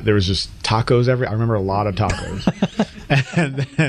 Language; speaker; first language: English; native; English